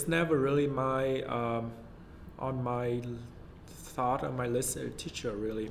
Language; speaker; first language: English; non-native, fluent; Vietnamese